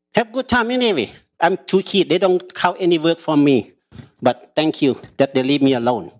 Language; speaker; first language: English; early bilingual, other home language; Lao